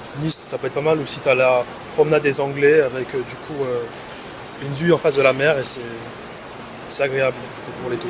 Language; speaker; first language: French; early bilingual, other home language; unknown